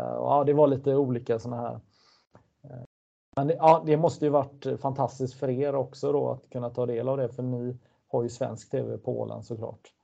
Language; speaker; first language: Swedish; native; Swedish